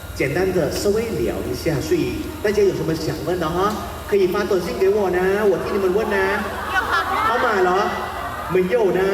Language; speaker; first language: Chinese; non-native, fluent; Thai